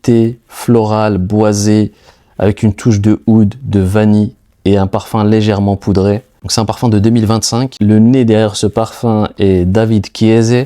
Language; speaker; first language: French; native; French